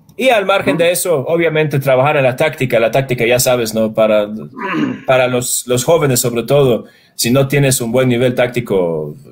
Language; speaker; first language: Spanish; non-native, fluent; Swedish